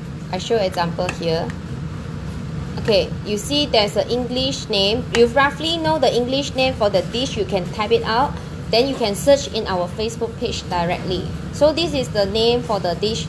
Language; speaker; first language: English; non-native, local second language; Chinese